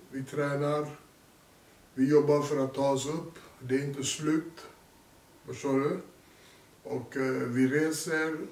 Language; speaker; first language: Swedish; early bilingual, other home language; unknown